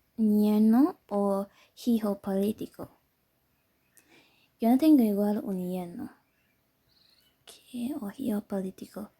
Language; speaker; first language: Spanish; non-native, learner; English